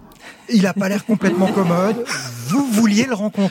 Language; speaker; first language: French; native; French